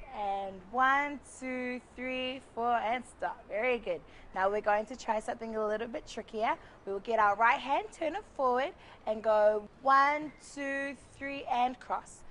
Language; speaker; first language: English; native; English